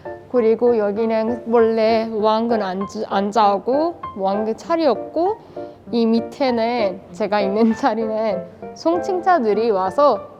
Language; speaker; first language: Korean; non-native, fluent; Persian